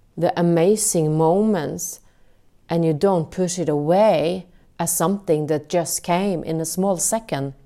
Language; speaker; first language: English; non-native, fluent; Norwegian